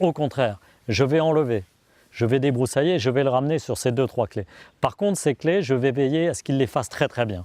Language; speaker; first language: French; native; French